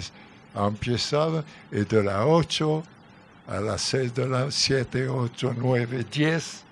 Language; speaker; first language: Spanish; non-native, learner; French